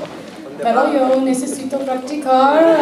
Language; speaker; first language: Spanish; non-native, learner; English